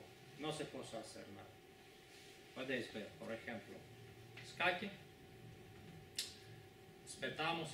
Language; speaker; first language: Italian; non-native, learner; Spanish